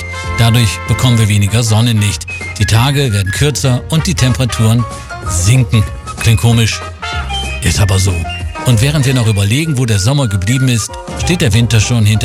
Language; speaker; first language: German; native; German